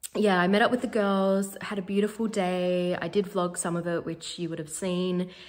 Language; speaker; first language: English; native; English